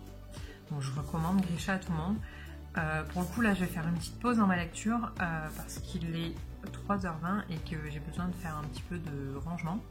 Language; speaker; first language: French; native; French